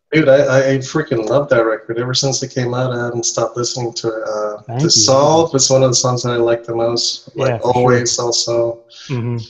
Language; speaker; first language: English; non-native, fluent; Spanish